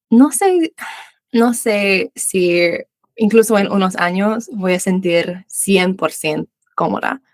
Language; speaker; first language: Spanish; non-native, fluent; English